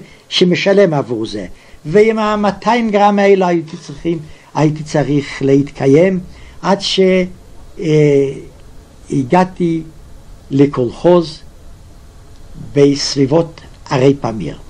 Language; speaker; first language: Hebrew; non-native, fluent; Yiddish